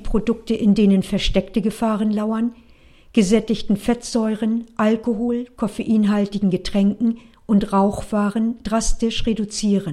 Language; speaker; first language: German; native; German